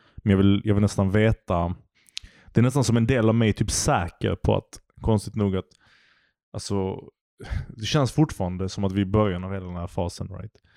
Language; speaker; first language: Swedish; early bilingual, other home language; Turkish